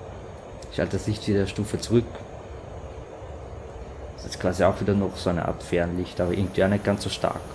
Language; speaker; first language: German; native; German